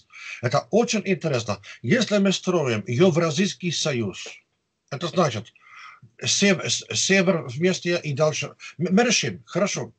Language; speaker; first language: Russian; non-native, fluent; Dutch